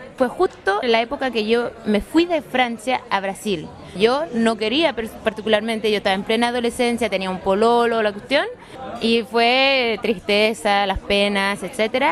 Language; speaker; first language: Spanish; early bilingual, heritage; Spanish